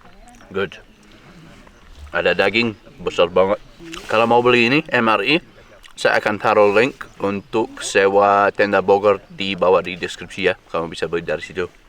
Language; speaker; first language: Indonesian; non-native, learner; English